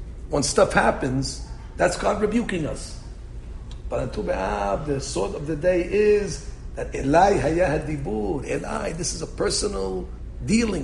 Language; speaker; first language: English; native; English